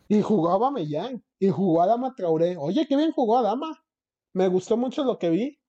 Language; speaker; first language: Spanish; early bilingual, heritage; Spanish